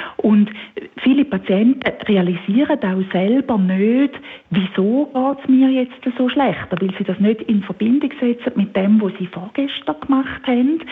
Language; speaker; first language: German; native; German